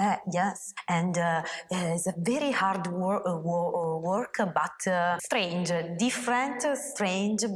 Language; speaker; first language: English; non-native, learner; Italian